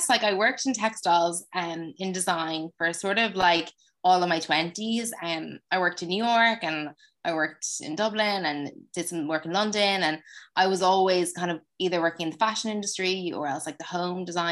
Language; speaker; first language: English; native; English